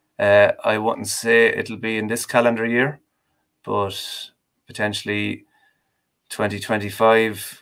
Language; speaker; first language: English; native; English